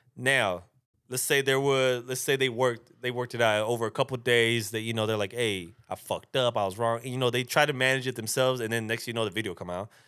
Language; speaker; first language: English; native; English